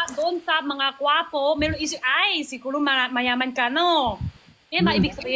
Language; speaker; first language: Filipino; non-native, learner; Chinese